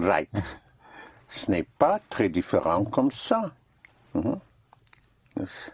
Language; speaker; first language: French; non-native, fluent; English